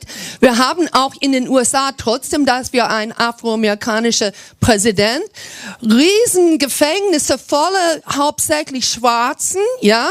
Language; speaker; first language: German; non-native, fluent; English